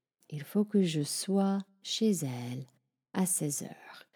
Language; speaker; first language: French; non-native, fluent; English